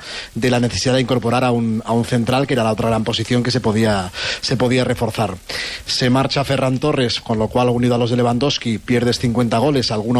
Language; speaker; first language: Spanish; native; Spanish